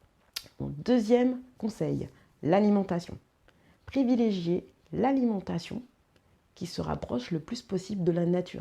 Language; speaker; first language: French; native; French